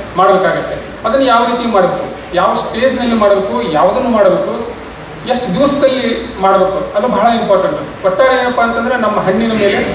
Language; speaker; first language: Kannada; native; Kannada